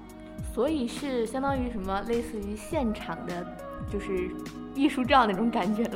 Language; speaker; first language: Chinese; native; Chinese